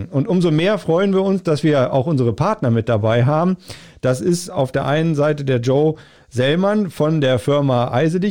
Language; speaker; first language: German; native; German